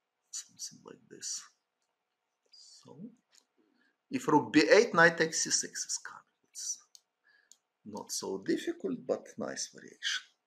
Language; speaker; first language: English; non-native, fluent; Ukrainian